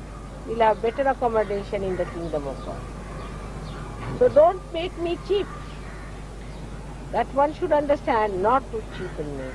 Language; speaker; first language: English; non-native, local second language; Hindi